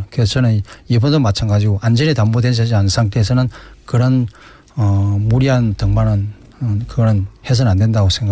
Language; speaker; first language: Korean; native; Korean